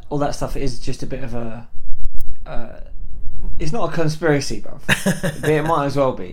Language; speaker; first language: English; native; English